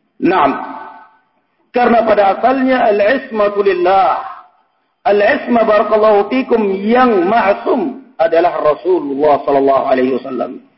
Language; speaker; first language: Indonesian; native; Indonesian